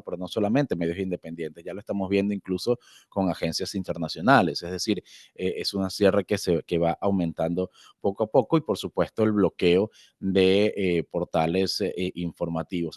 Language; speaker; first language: Spanish; native; Spanish